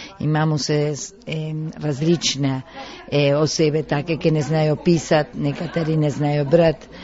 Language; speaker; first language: Slovenian; early bilingual, heritage; Slovenian